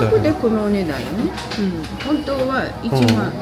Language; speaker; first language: Japanese; native; Japanese